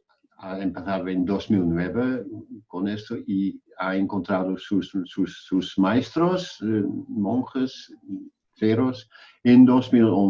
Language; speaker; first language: Spanish; non-native, fluent; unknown